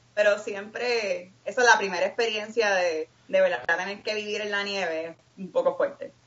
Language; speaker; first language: Spanish; native; Spanish